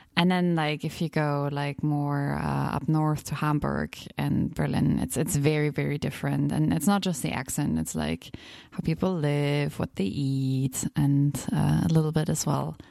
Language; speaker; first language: English; non-native, fluent; German